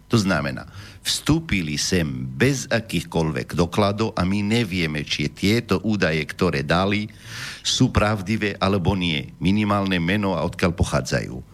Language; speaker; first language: Slovak; non-native, fluent; Arabic